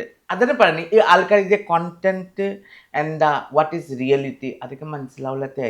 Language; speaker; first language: Malayalam; non-native, fluent; Assamese